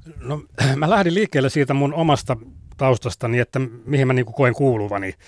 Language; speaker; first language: Finnish; native; Finnish